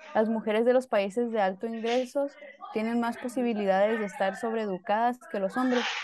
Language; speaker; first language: Spanish; native; Spanish